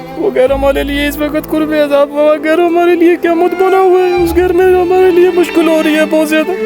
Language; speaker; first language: Urdu; non-native, local second language; Pahari-Potwari